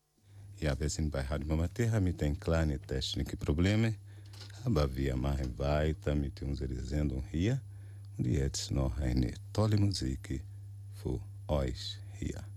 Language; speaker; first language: German; non-native, learner; Portuguese